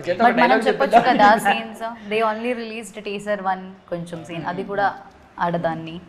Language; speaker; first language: Telugu; non-native, learner; Malayalam